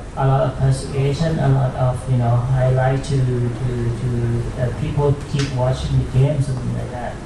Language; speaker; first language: English; non-native, fluent; Thai